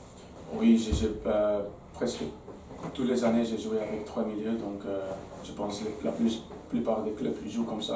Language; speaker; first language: French; non-native, fluent; Dutch